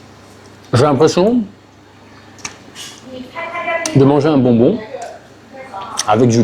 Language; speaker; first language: French; native; French